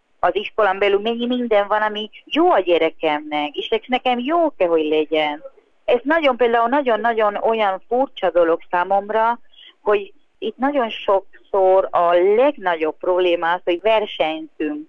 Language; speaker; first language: Hungarian; non-native, fluent; Spanish